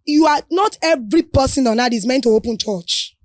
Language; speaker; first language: English; non-native, local second language; Yoruba